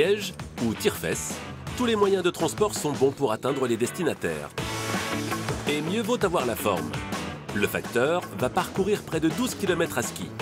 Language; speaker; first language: French; native; French